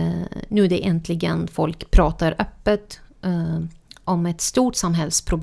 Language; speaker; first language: Swedish; non-native, fluent; Arabic